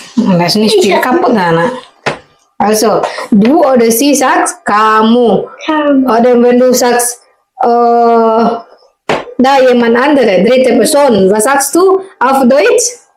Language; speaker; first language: German; non-native, learner; Indonesian